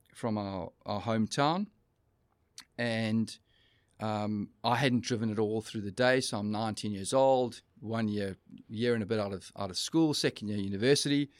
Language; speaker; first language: English; native; English